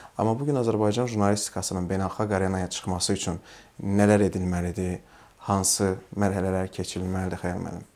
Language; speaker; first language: Azerbaijani; native; Azerbaijani